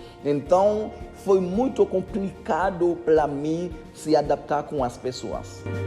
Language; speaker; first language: Portuguese; non-native, learner; Haitian Creole